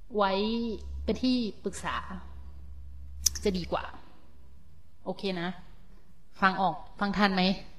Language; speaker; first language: Thai; native; Thai